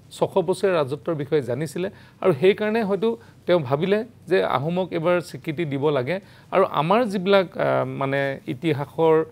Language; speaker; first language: Assamese; native; Assamese